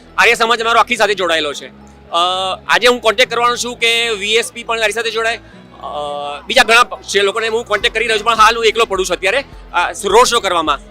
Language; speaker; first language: Gujarati; native; Gujarati